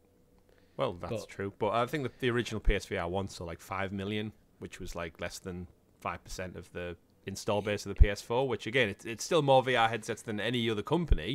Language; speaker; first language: English; native; English